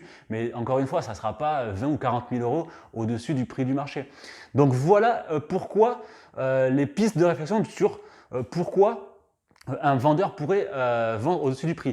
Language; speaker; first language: French; native; French